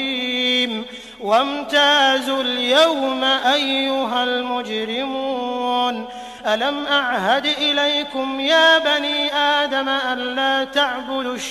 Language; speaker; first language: Arabic; native; Arabic